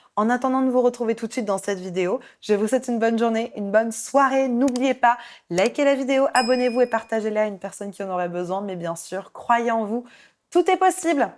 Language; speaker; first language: French; native; French